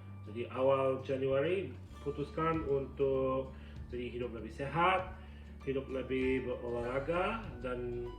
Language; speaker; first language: Indonesian; non-native, fluent; English